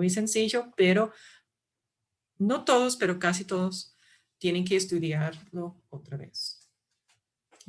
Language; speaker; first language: Spanish; non-native, fluent; English